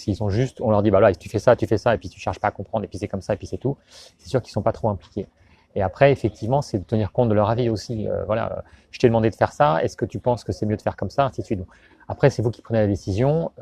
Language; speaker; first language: French; native; French